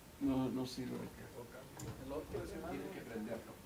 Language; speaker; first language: Spanish; early bilingual, heritage; Spanish